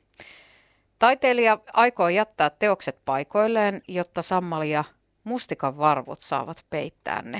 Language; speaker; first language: Finnish; native; Finnish